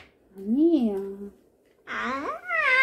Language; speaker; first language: Korean; native; Korean